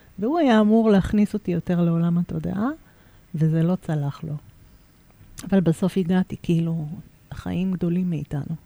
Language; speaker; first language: Hebrew; native; Hebrew